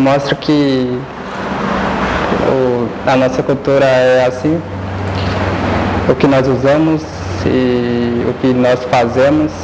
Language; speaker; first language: Portuguese; non-native, local second language; Guarani